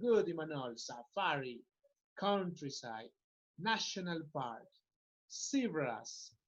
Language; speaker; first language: English; non-native, fluent; Spanish